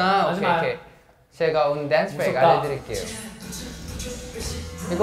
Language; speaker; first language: Korean; non-native, fluent; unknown